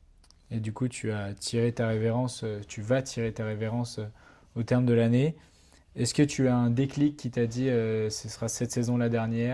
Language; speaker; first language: French; native; French